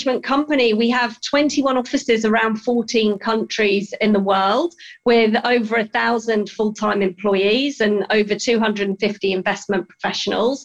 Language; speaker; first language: English; native; English